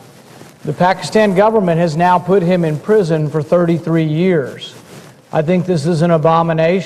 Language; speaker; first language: English; native; English